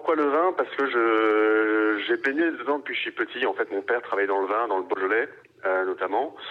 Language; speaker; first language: French; native; French